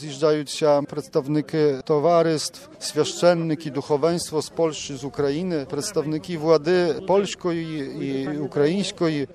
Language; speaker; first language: Ukrainian; early bilingual, heritage; Ukrainian